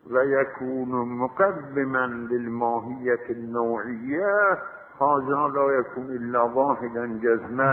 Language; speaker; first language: Arabic; non-native, fluent; Azerbaijani